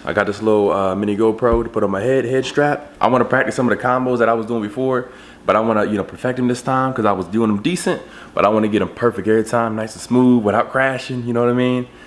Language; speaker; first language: English; native; English